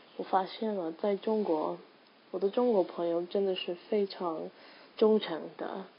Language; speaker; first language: Chinese; non-native, learner; English